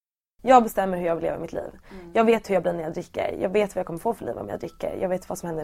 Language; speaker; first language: Swedish; native; Swedish